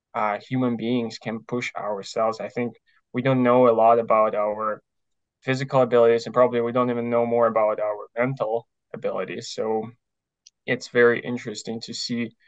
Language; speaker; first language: English; non-native, fluent; Ukrainian